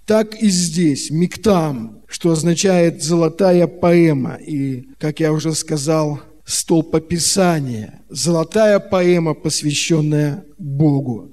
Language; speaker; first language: Russian; native; Russian